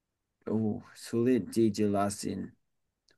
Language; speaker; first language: Indonesian; non-native, learner; English